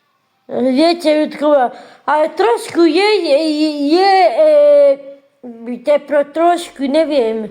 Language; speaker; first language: Slovak; non-native, local second language; Romany